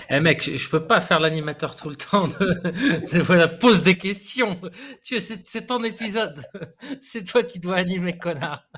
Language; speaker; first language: French; non-native, local second language; Arabic